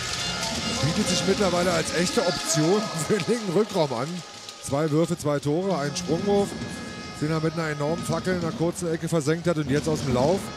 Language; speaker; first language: German; native; German